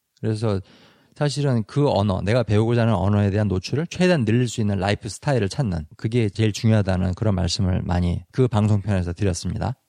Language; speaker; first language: Korean; native; Korean